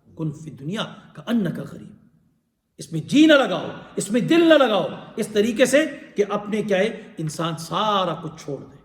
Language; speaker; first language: Urdu; non-native, local second language; Pashto